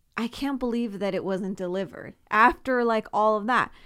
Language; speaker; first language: English; native; English